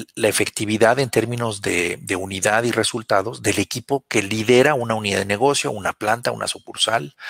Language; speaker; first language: Spanish; native; Spanish